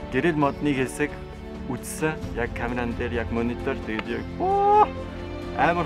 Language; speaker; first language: Mongolian; non-native, learner; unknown